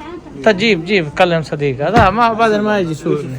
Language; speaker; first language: Arabic; non-native, learner; Urdu